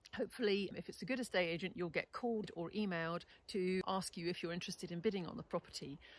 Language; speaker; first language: English; native; English